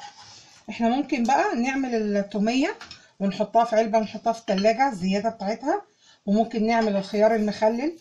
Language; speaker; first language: Arabic; native; Arabic